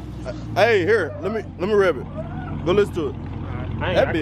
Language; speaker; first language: English; native; English